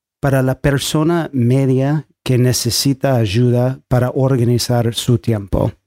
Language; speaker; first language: Spanish; non-native, fluent; English